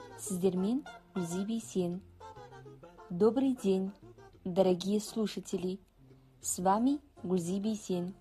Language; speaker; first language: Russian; non-native, fluent; Kazakh